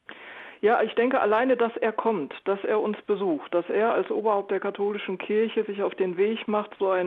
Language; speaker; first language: German; native; German